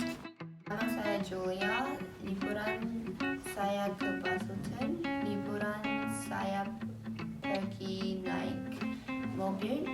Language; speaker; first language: Indonesian; non-native, learner; English